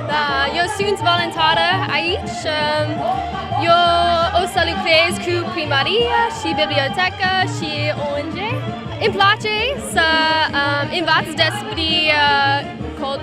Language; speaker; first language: Romanian; non-native, learner; English